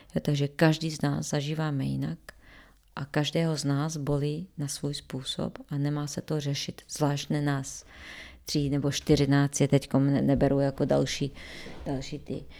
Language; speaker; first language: Czech; non-native, fluent; Bosnian